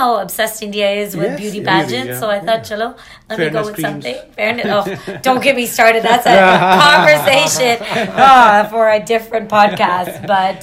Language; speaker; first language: English; native; English